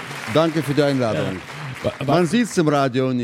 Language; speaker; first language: German; non-native, fluent; Russian